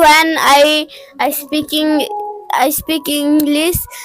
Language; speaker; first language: English; non-native, learner; Odia